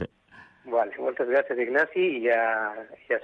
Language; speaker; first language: Spanish; non-native, fluent; Arabic